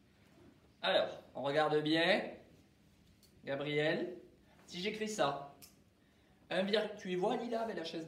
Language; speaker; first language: French; native; French